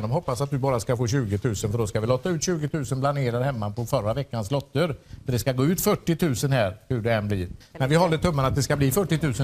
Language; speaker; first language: Swedish; native; Swedish